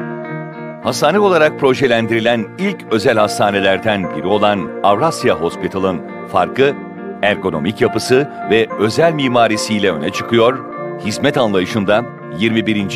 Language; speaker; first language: Turkish; native; Turkish